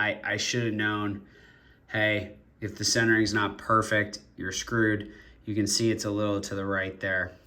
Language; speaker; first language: English; native; English